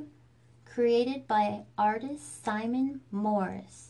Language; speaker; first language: English; native; English